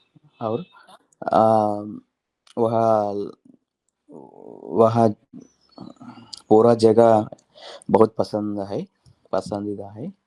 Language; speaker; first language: Hindi; non-native, local second language; Telugu